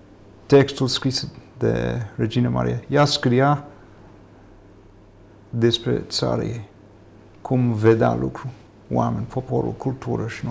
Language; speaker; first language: Romanian; non-native, fluent; English